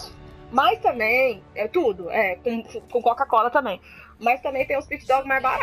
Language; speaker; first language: Portuguese; native; Portuguese